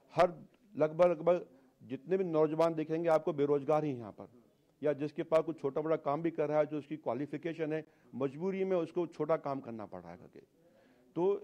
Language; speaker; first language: Hindi; native; Hindi